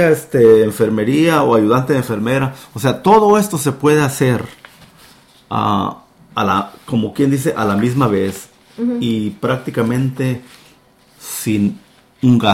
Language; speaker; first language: Spanish; native; Spanish